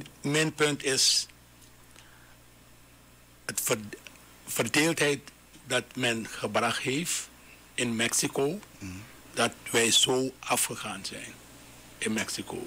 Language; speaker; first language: Dutch; non-native, local second language; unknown